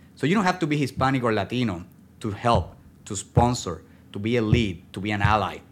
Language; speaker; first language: English; non-native, fluent; Spanish